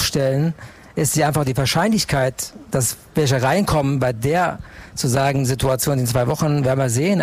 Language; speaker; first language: German; non-native, fluent; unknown